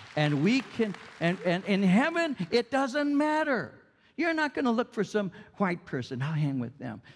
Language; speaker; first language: English; early bilingual, other home language; Spanish